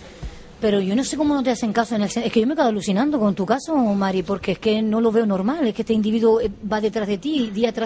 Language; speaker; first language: Spanish; native; Spanish